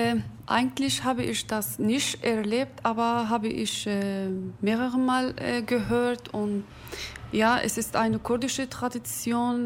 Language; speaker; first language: German; non-native, fluent; Kurdish